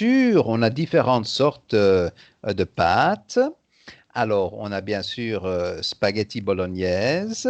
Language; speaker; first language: French; native; French